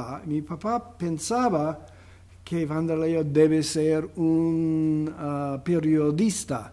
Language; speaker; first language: Spanish; non-native, fluent; English